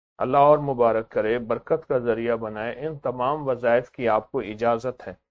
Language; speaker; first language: Urdu; native; Urdu